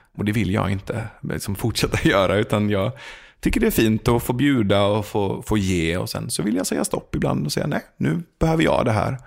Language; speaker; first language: Swedish; early bilingual, other home language; Persian